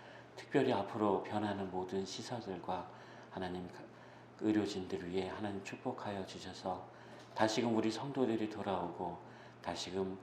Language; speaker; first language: Korean; native; Korean